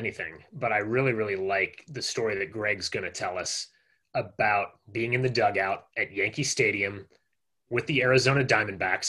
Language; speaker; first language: English; native; English